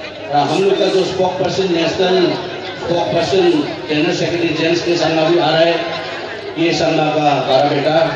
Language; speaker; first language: Hindi; non-native, local second language; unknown